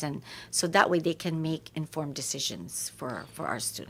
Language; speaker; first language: English; native; English